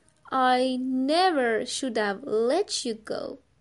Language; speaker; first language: English; non-native, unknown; Persian